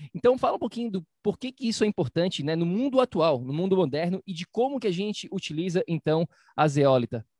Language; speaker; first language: Portuguese; native; Portuguese